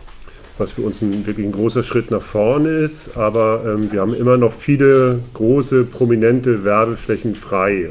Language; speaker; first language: German; native; German